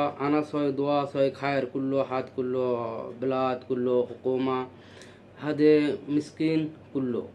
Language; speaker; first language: Arabic; non-native, learner; Bangla